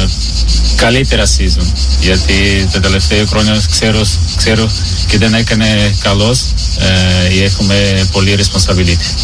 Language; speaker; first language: Greek; non-native, learner; Portuguese